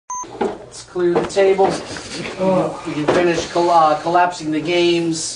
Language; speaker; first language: English; native; English